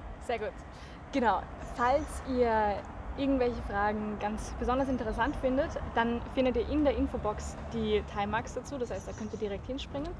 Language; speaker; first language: German; native; German